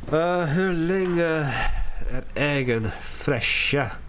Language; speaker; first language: Swedish; non-native, learner; English